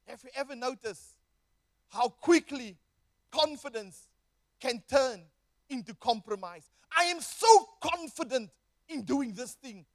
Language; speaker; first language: English; non-native, local second language; Afrikaans